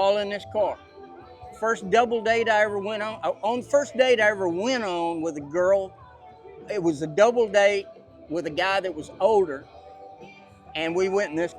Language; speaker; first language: English; native; English